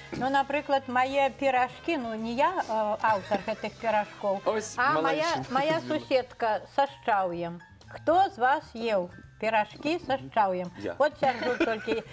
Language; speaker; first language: Belarusian; non-native, local second language; Russian